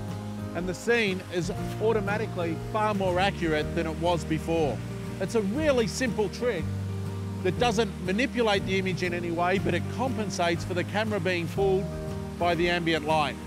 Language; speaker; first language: English; native; English